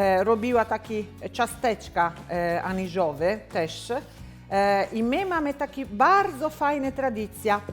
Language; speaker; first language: Polish; non-native, learner; Italian